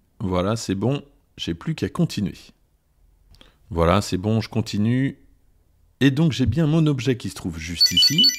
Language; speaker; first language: French; native; French